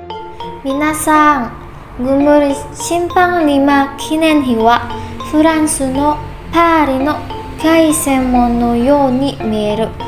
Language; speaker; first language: Japanese; non-native, learner; Indonesian